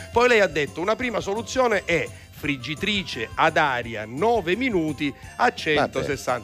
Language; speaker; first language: Italian; native; Italian